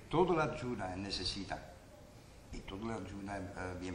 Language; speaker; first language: Spanish; non-native, learner; Dutch